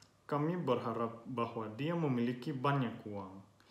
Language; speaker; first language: Indonesian; non-native, learner; Finnish